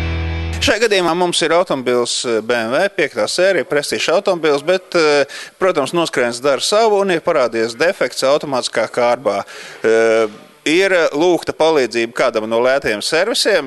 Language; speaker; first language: Latvian; native; Latvian